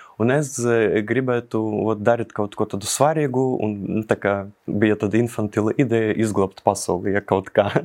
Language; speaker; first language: Latvian; non-native, local second language; Russian